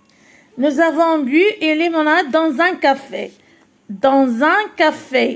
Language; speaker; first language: French; non-native, local second language; Arabic